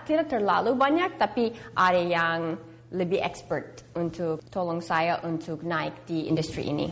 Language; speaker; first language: Indonesian; early bilingual, heritage; English